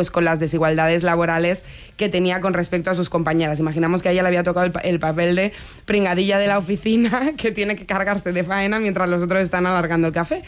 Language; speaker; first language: Spanish; native; Spanish